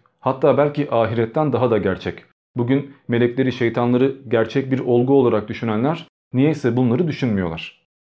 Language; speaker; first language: Turkish; early bilingual, other home language; Albanian